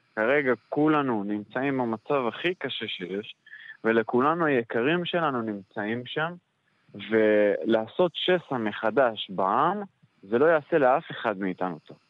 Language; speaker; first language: Hebrew; native; Hebrew